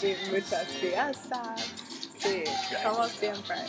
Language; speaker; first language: Spanish; non-native, learner; English